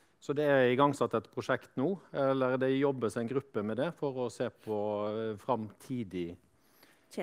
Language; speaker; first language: Norwegian; native; Norwegian